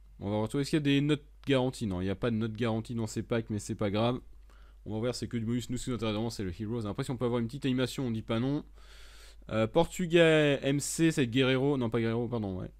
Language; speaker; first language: French; native; French